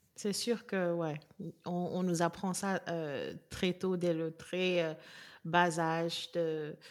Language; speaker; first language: French; non-native, local second language; Wolof